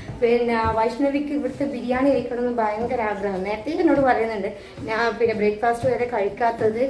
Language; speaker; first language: Malayalam; native; Malayalam